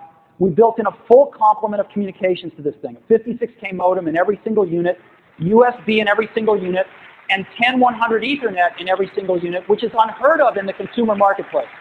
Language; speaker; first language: English; native; English